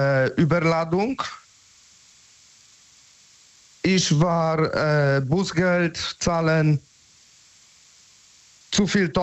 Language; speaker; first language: German; non-native, learner; Polish